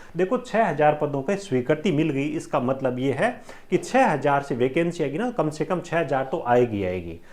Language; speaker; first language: Hindi; native; Hindi